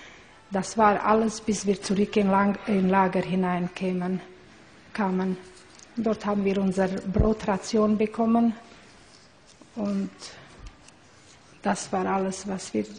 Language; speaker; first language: German; non-native, learner; Hungarian